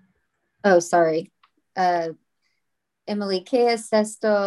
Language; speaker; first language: Spanish; non-native, learner; English